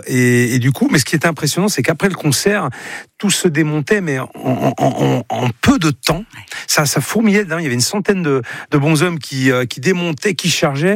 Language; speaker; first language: French; native; French